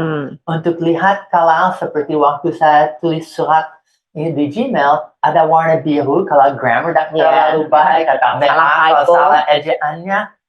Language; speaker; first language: Indonesian; non-native, fluent; English